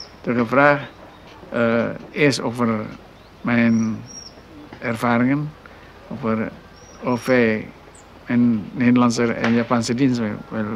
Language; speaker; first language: Dutch; non-native, local second language; Minangkabau